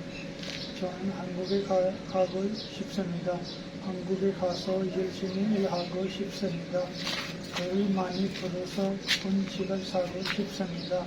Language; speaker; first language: Korean; non-native, learner; Punjabi